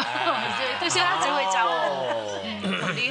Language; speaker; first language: Chinese; non-native, fluent; Thai